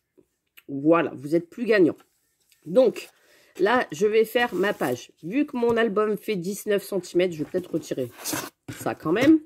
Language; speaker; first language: French; native; French